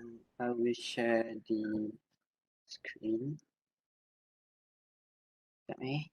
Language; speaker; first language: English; non-native, local second language; Malay